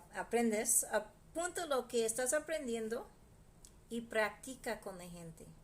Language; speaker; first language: Spanish; non-native, fluent; English